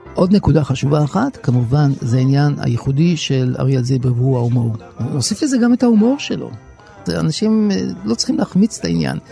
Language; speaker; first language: Hebrew; native; Hebrew